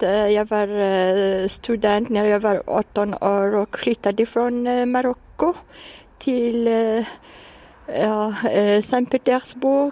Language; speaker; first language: Swedish; non-native, fluent; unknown